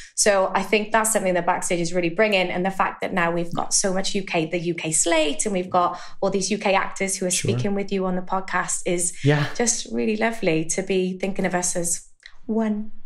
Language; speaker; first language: English; native; English